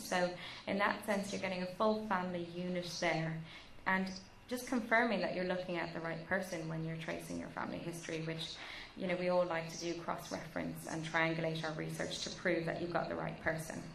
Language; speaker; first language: English; native; English